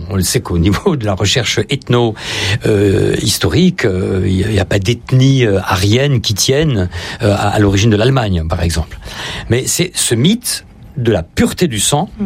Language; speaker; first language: French; native; French